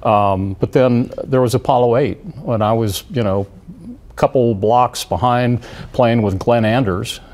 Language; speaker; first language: English; native; English